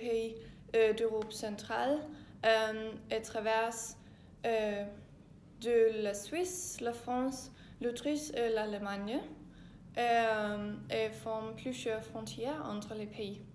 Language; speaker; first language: French; non-native, learner; Danish